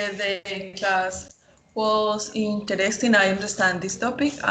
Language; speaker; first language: English; non-native, learner; Spanish